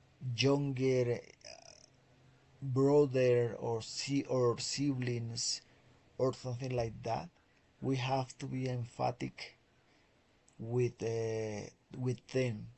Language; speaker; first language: English; non-native, fluent; Spanish